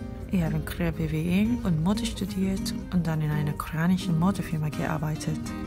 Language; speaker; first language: German; non-native, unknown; Korean